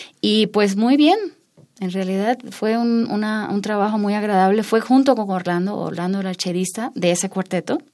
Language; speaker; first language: Spanish; native; Spanish